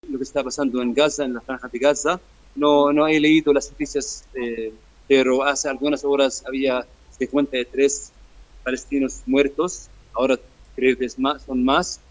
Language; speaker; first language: Spanish; non-native, fluent; Arabic